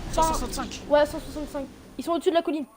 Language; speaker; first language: French; native; French